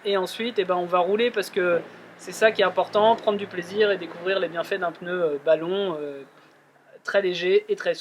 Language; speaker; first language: French; native; French